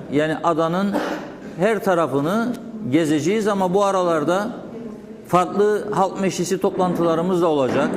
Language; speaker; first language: Turkish; native; Turkish